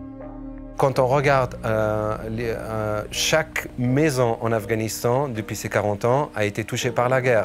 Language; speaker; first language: French; early bilingual, other home language; Persian